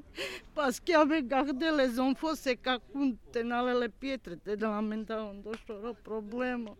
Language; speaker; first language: French; non-native, learner; Serbian